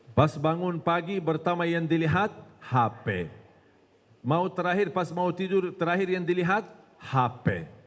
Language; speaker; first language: Malay; non-native, fluent; Arabic